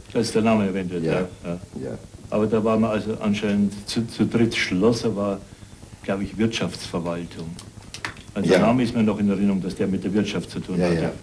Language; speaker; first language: German; native; German